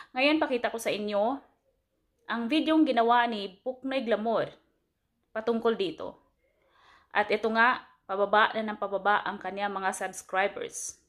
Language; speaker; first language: Filipino; non-native, local second language; Cebuano